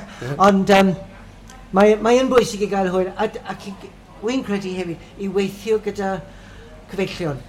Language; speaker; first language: Welsh; non-native, fluent; English